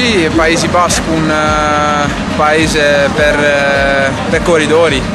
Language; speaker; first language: Italian; non-native, learner; Dutch